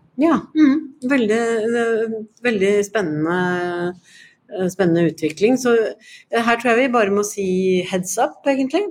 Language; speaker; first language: Norwegian; native; Norwegian